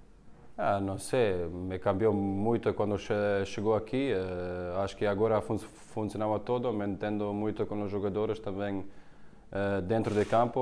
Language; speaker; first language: Portuguese; non-native, learner; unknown